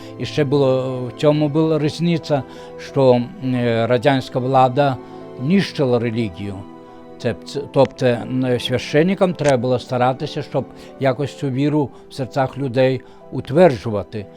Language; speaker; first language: Ukrainian; non-native, fluent; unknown